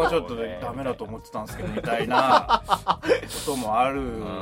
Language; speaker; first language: Japanese; native; Japanese